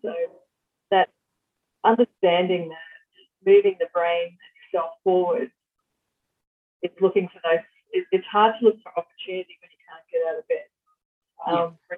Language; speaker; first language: English; native; English